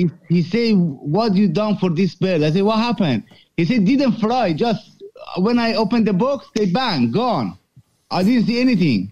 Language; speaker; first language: English; non-native, fluent; Persian